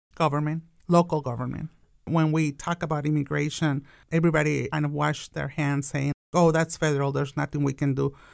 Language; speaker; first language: English; non-native, fluent; Spanish